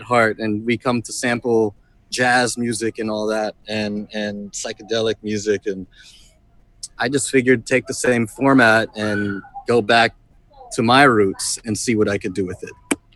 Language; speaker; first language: English; native; English